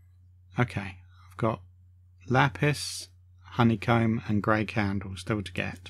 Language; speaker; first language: English; native; English